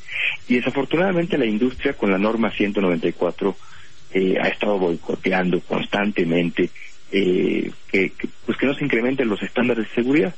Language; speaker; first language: Spanish; native; Spanish